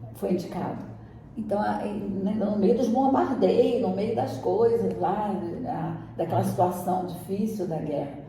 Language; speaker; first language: Portuguese; native; Portuguese